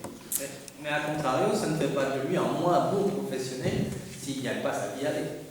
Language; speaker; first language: French; native; French